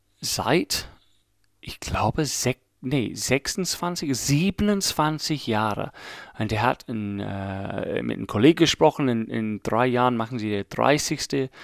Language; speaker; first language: German; non-native, fluent; English